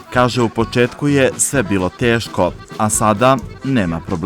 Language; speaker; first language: Bosnian; native; Bosnian